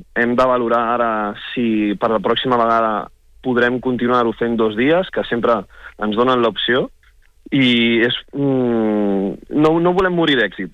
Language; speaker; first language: Catalan; non-native, local second language; Spanish